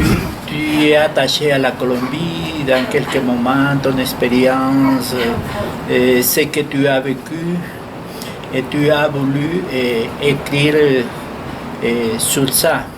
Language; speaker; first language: French; non-native, fluent; Spanish